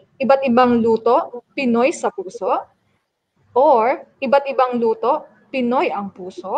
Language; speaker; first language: Filipino; native; Filipino